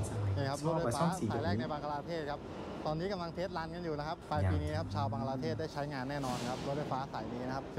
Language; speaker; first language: Thai; native; Thai